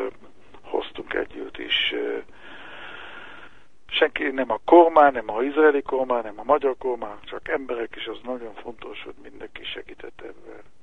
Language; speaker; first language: Hungarian; early bilingual, heritage; Hebrew